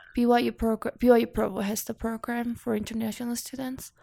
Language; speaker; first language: English; non-native, learner; Korean